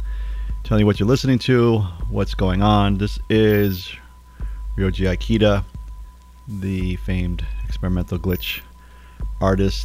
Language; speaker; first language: English; native; English